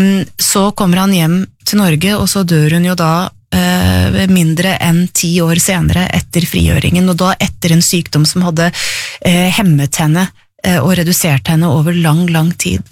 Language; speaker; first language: Norwegian; native; Norwegian